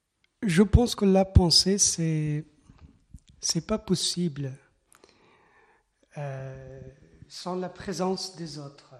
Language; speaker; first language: French; non-native, fluent; Persian